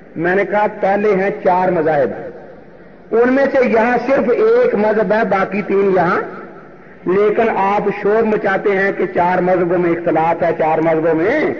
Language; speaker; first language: Urdu; non-native, local second language; Punjabi